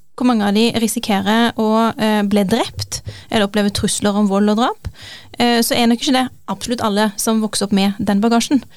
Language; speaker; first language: Norwegian; early bilingual, other home language; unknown